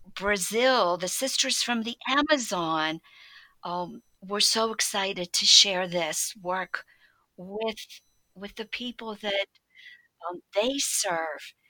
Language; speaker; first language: English; early bilingual, other home language; Polish